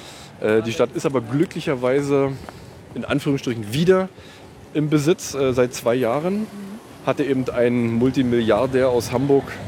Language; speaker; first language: German; native; German